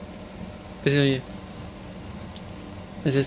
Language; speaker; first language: Spanish; native; Spanish